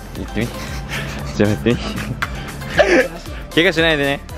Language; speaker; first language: Japanese; native; Japanese